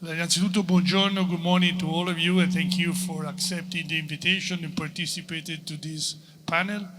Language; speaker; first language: English; non-native, fluent; Italian